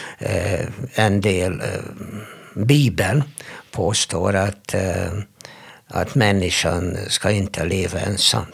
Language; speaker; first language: Swedish; non-native, fluent; Hungarian